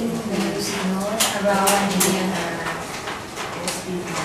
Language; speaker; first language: English; non-native, learner; Thai